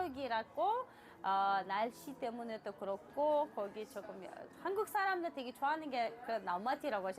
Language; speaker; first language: Korean; non-native, fluent; Kazakh